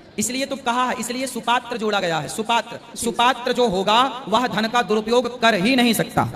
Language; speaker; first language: Hindi; native; Hindi